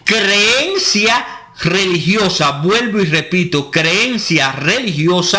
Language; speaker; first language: Spanish; native; Spanish